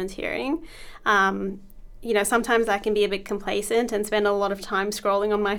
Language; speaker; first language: English; native; English